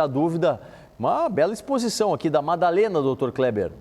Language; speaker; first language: Portuguese; native; Portuguese